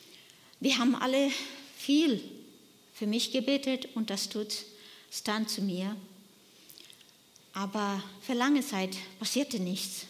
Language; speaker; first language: German; non-native, learner; Nepali